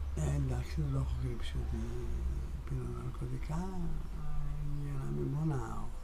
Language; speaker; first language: Greek; non-native, fluent; Persian